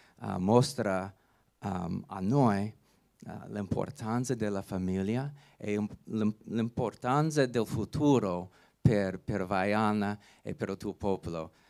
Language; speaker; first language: Italian; non-native, learner; English